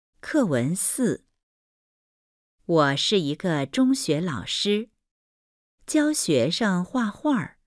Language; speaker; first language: Chinese; non-native, fluent; Vietnamese